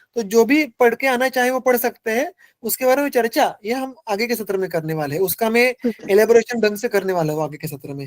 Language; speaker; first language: Hindi; non-native, local second language; Marathi